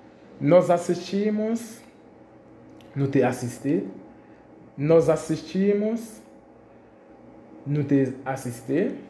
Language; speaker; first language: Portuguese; non-native, fluent; Haitian Creole